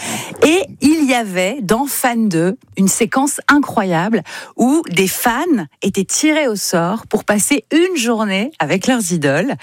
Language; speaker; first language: French; native; French